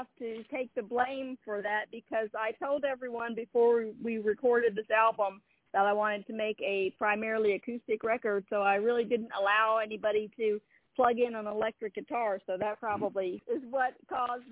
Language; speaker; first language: English; native; English